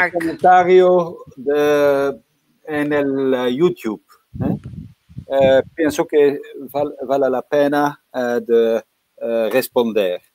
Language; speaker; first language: Spanish; non-native, fluent; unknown